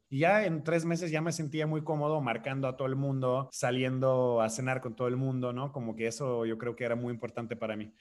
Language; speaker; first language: Spanish; non-native, fluent; Russian